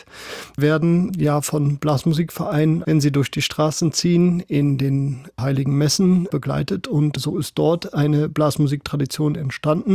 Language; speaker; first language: German; native; German